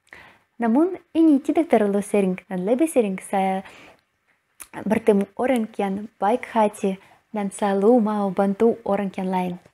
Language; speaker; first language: Indonesian; non-native, learner; Russian